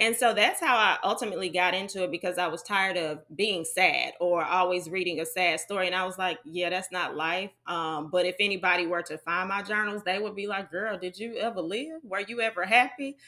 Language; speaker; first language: English; native; English